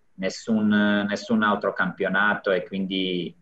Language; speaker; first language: Italian; non-native, fluent; Serbian